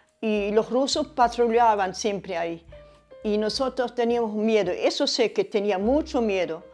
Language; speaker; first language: Spanish; early bilingual, other home language; German